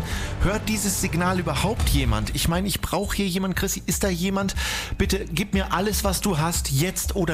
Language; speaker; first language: German; native; German